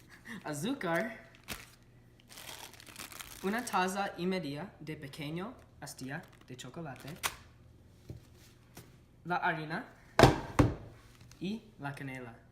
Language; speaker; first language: Spanish; non-native, learner; English